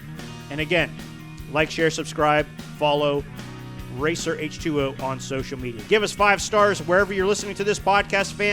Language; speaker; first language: English; native; English